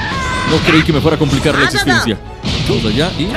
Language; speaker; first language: Spanish; native; Spanish